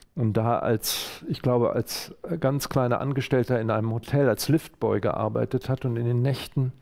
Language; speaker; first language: German; native; German